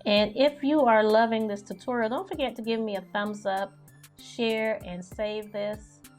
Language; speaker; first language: English; native; English